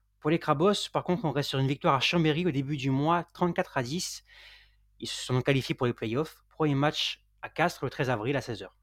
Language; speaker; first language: French; native; French